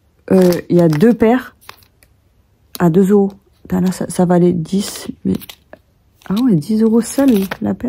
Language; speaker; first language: French; native; French